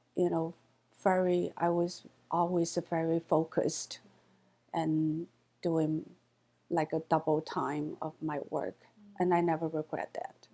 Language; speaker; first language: English; non-native, fluent; Chinese